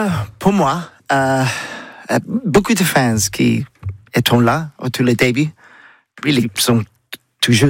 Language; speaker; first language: French; non-native, learner; English